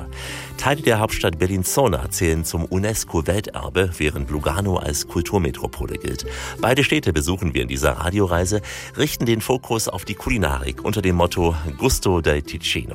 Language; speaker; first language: German; native; German